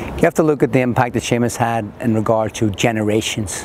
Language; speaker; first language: English; native; English